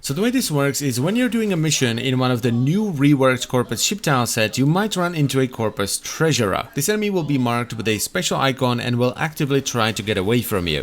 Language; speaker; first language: English; non-native, fluent; Czech